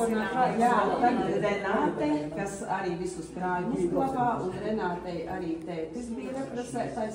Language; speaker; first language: Latvian; native; Latvian